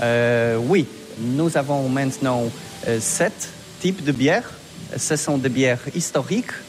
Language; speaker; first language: French; non-native, learner; Polish